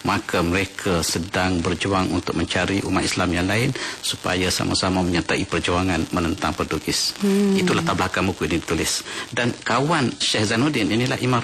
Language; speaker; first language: Malay; native; Malay